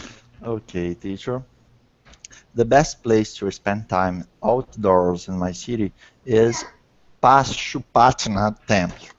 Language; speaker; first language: English; non-native, learner; Portuguese